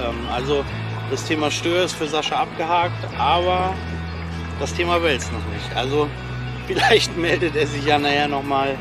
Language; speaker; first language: German; native; German